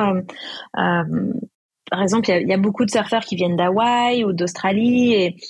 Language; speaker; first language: French; native; French